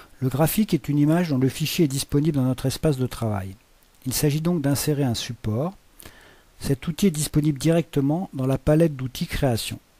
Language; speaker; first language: French; native; French